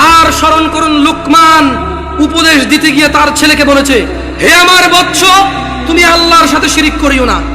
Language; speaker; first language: Bangla; early bilingual, heritage; Bangla